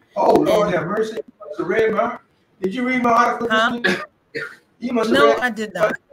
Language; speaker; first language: English; native; English